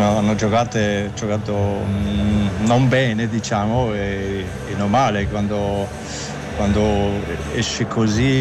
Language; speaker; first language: Italian; non-native, learner; German